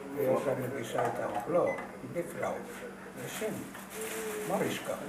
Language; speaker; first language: Hebrew; non-native, fluent; Hungarian